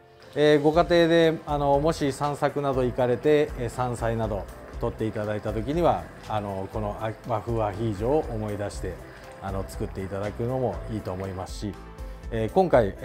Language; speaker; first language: Japanese; native; Japanese